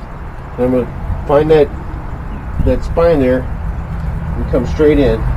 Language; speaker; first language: English; native; English